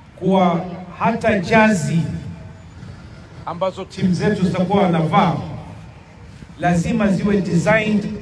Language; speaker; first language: Swahili; native; Swahili